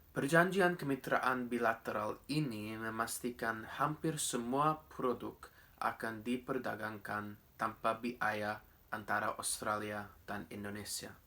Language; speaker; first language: Indonesian; non-native, fluent; English